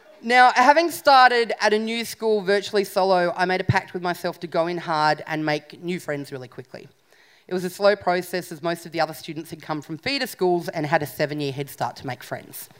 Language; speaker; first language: English; native; English